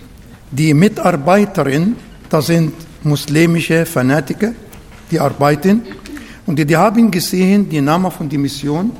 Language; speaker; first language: German; non-native, learner; Arabic